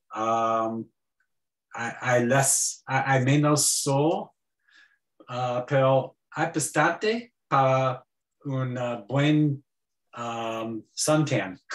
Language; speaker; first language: Spanish; non-native, learner; English